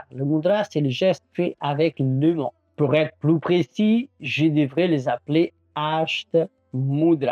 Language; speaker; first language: French; non-native, fluent; Portuguese